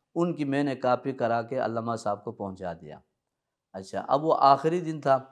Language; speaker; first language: Urdu; early bilingual, other home language; Balti